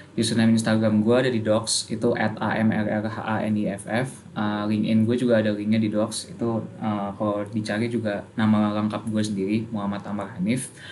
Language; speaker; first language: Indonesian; native; Indonesian